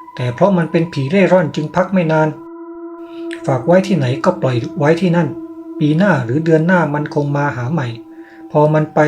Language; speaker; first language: Thai; native; Thai